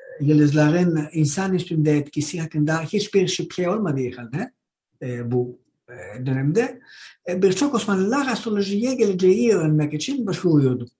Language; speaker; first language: Turkish; non-native, fluent; Greek